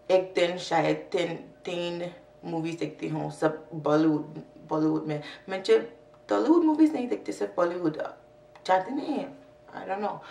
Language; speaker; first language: Hindi; non-native, learner; English